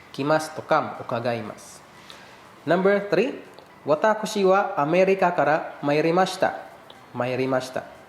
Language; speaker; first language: Japanese; non-native, fluent; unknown